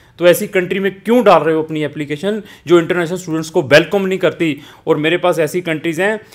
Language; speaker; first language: Hindi; native; Hindi